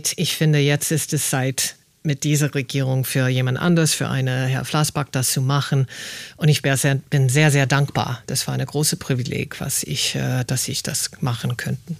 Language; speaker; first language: German; non-native, fluent; English